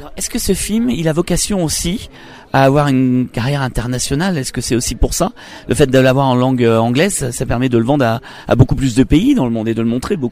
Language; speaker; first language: French; native; French